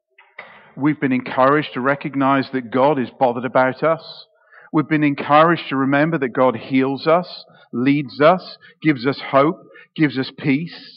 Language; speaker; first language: English; native; English